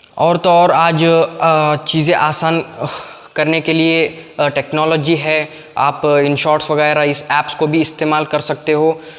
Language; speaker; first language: Hindi; non-native, local second language; Kannada